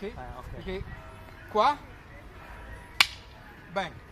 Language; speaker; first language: Italian; non-native, fluent; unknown